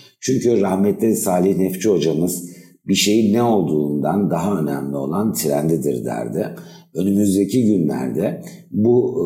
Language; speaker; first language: Turkish; native; Turkish